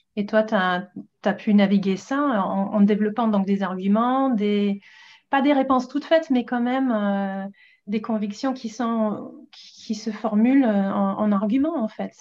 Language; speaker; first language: French; non-native, fluent; English